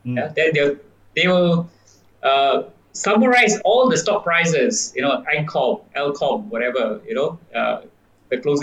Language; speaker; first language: English; non-native, local second language; Tamil